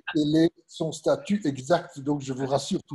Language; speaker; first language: French; native; French